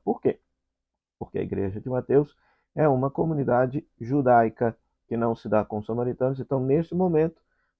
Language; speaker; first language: Portuguese; native; Portuguese